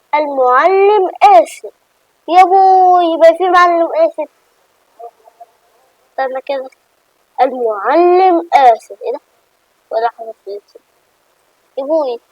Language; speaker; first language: Arabic; native; Arabic